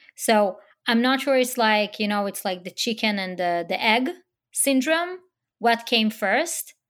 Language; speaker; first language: English; non-native, fluent; Hebrew